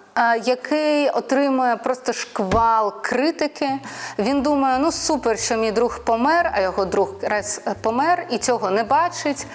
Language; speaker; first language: Ukrainian; non-native, local second language; Russian